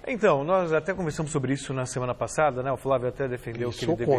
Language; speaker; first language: Portuguese; native; Portuguese